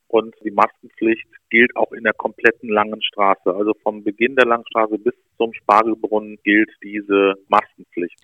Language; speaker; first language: German; native; German